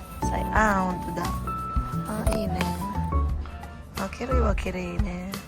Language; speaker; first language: Japanese; non-native, fluent; Filipino